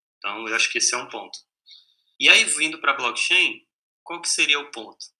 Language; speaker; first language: Portuguese; native; Portuguese